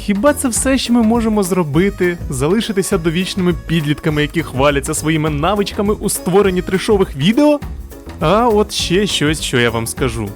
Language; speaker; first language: Ukrainian; native; Ukrainian